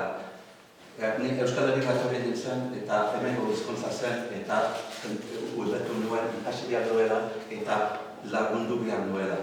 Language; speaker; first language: Basque; non-native, fluent; English